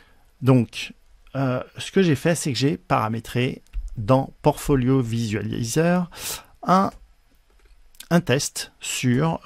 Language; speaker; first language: French; native; French